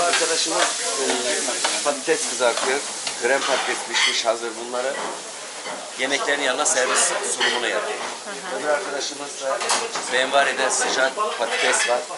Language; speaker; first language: Turkish; native; Turkish